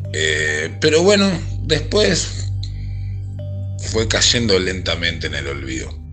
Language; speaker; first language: Spanish; native; Spanish